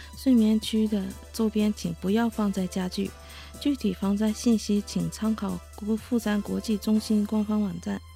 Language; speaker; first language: Chinese; native; Chinese